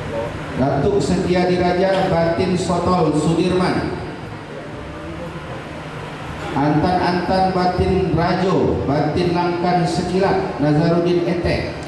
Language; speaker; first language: Indonesian; native; Indonesian